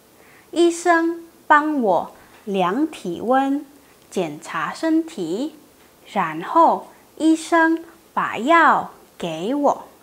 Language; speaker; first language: Chinese; non-native, fluent; Indonesian